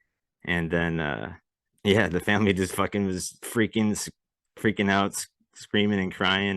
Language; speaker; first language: English; native; English